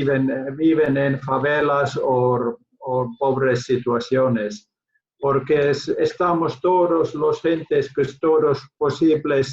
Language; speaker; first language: Spanish; non-native, learner; Finnish